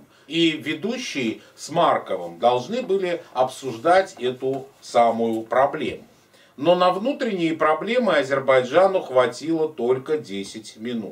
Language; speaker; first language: Russian; native; Russian